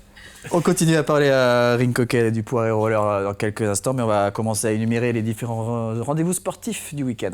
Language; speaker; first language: French; native; French